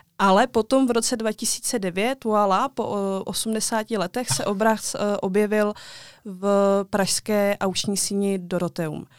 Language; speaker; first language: Czech; native; Czech